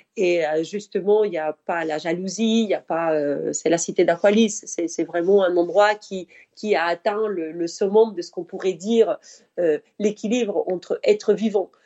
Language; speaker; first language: French; non-native, fluent; Spanish